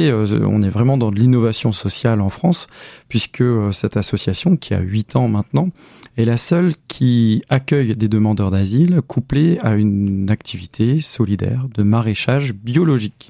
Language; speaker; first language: French; native; French